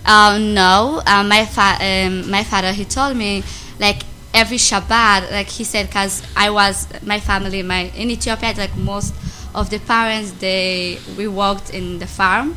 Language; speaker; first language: English; non-native, learner; Amharic